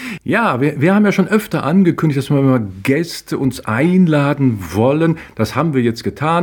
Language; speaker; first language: German; native; German